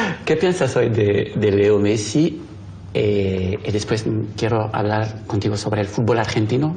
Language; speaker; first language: Spanish; non-native, learner; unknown